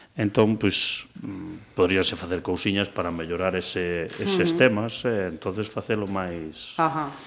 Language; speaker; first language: Galician; native; Galician